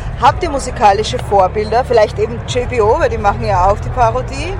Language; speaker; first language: German; native; German